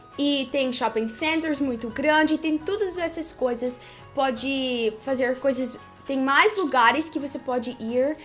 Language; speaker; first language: Portuguese; early bilingual, heritage; Portuguese